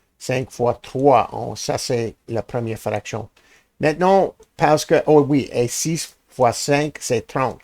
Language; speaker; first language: French; non-native, learner; English